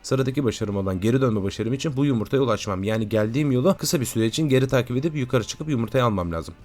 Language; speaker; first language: Turkish; native; Turkish